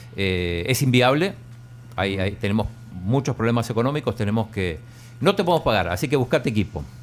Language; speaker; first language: Spanish; native; Spanish